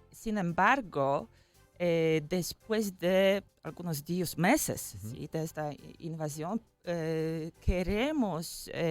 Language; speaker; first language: Spanish; non-native, fluent; Polish